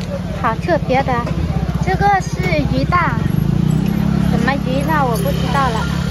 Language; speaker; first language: Chinese; non-native, learner; Vietnamese